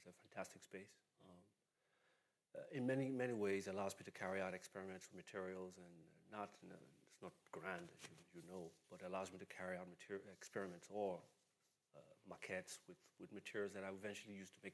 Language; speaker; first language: English; non-native, local second language; Bini